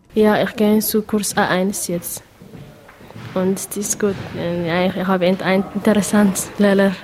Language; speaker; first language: German; non-native, learner; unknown